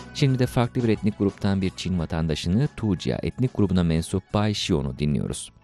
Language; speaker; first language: Turkish; native; Turkish